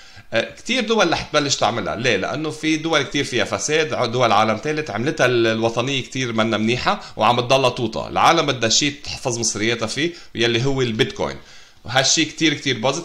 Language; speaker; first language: Arabic; native; Arabic